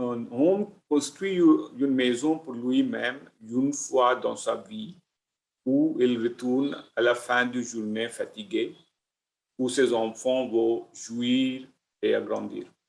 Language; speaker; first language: French; non-native, learner; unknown